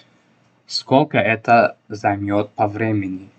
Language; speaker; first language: Russian; non-native, local second language; Tajik